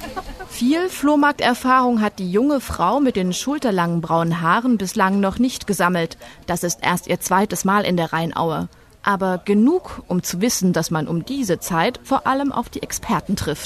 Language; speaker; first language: German; native; German